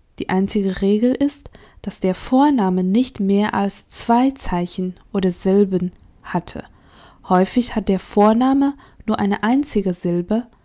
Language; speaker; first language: German; non-native, fluent; Chinese